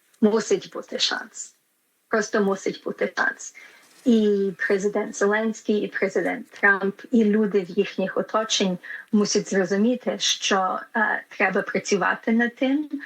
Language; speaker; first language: Ukrainian; early bilingual, heritage; Ukrainian